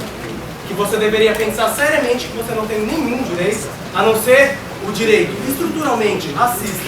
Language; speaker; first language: Portuguese; native; Portuguese